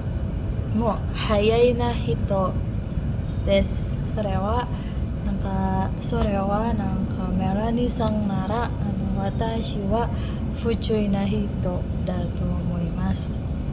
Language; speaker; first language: Japanese; non-native, learner; Indonesian